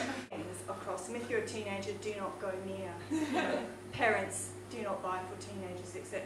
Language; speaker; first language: English; native; English